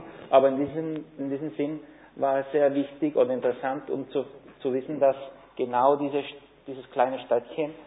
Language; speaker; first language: German; non-native, fluent; Spanish